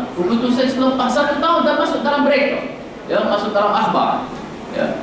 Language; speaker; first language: Malay; non-native, fluent; Arabic